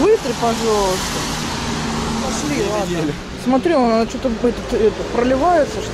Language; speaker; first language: Russian; native; Russian